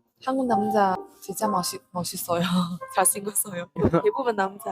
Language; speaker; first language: Korean; non-native, learner; Chinese